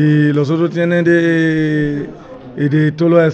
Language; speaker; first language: Spanish; non-native, learner; Bini